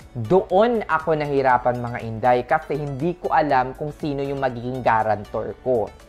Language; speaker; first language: Filipino; native; Filipino